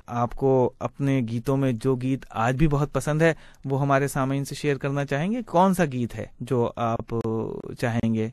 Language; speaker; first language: Urdu; native; Urdu